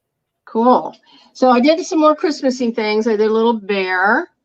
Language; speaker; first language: English; native; English